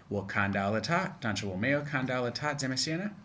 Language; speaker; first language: Chinese; non-native, fluent; English